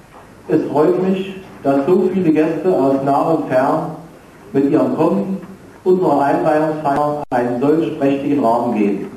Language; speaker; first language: German; native; German